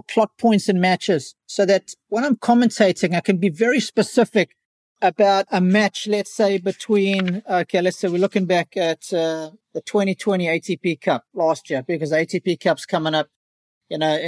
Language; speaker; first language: English; native; English